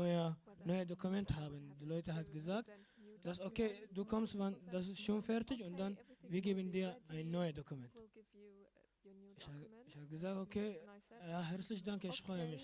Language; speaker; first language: German; non-native, learner; Arabic